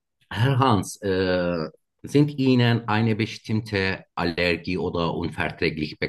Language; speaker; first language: German; non-native, learner; Turkish